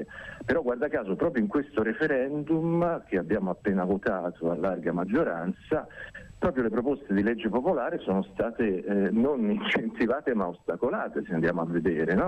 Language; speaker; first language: Italian; native; Italian